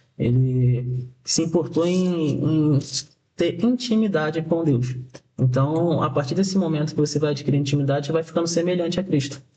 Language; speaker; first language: Portuguese; native; Portuguese